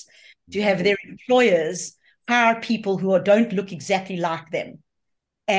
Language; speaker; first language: English; native; English